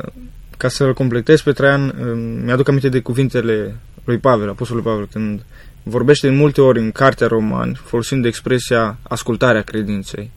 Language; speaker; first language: Romanian; native; Romanian